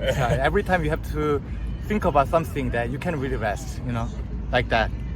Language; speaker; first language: English; non-native, fluent; Korean